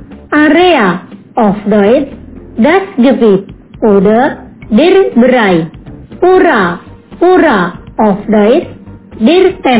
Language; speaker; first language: German; non-native, fluent; Indonesian